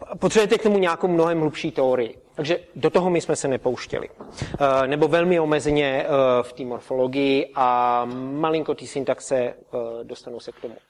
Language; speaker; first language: Czech; native; Czech